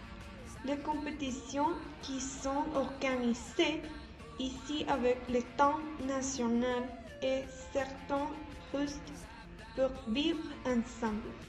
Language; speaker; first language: French; non-native, learner; Spanish